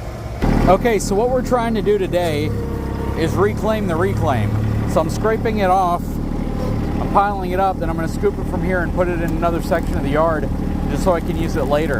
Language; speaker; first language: English; native; English